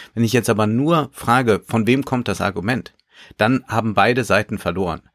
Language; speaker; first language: German; native; German